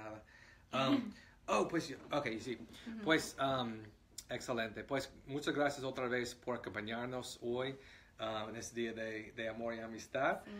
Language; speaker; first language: Spanish; non-native, fluent; English